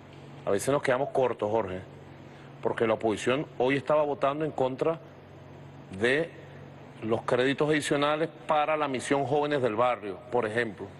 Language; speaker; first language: Spanish; native; Spanish